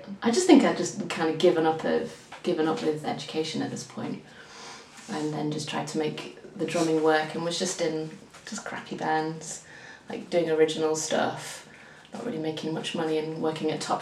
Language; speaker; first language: English; native; English